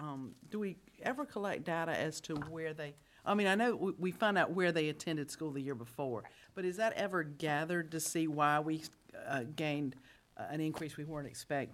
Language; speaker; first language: English; native; English